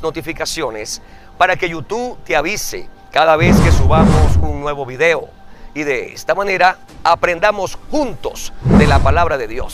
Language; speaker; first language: Spanish; native; Spanish